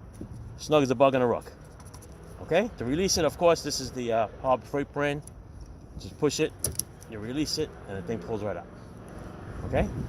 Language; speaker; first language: English; native; English